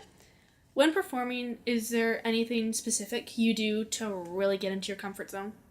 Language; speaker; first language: English; native; English